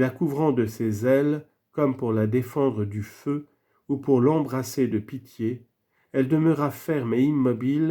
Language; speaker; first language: French; native; French